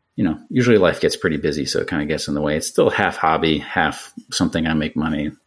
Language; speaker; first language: English; native; English